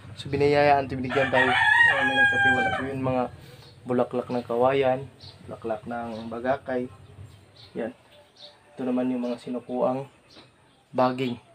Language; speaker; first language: Filipino; non-native, local second language; Cebuano